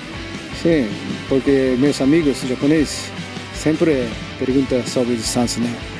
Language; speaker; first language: Portuguese; non-native, fluent; Japanese